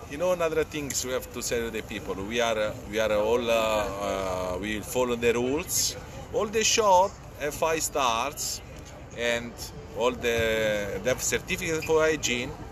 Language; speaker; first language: English; non-native, learner; Italian